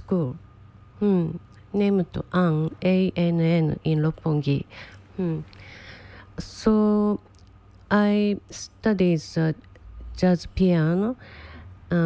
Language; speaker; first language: English; non-native, learner; Japanese